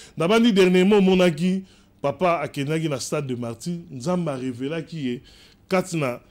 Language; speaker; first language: Lingala; native; Lingala